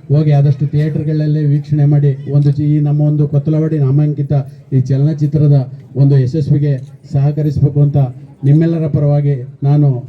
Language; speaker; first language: Kannada; native; Kannada